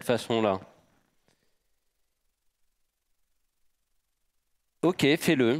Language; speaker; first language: French; native; French